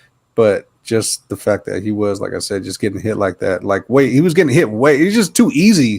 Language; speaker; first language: English; native; English